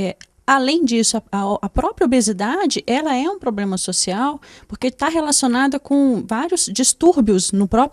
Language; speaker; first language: Portuguese; native; Portuguese